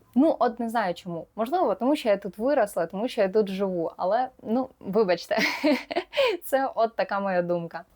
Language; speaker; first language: Ukrainian; non-native, local second language; Russian